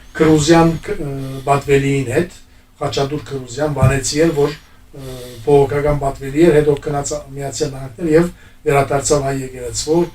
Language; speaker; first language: Armenian; native; Armenian